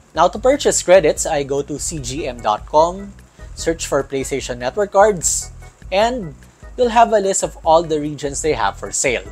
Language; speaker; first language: English; non-native, local second language; Filipino